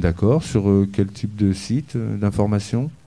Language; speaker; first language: French; native; French